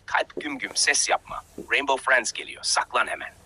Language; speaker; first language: Turkish; native; Turkish